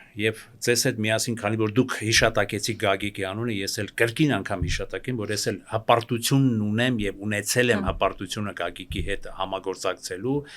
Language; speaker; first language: Armenian; native; Armenian